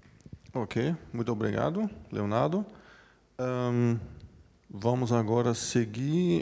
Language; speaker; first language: Portuguese; non-native, fluent; German